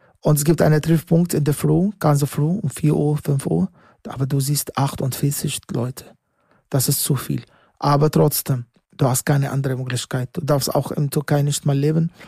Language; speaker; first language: German; non-native, learner; Arabic